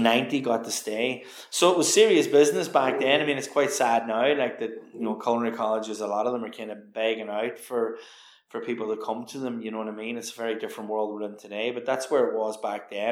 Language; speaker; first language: English; native; English